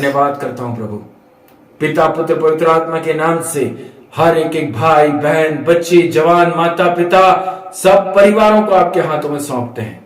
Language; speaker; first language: Hindi; native; Hindi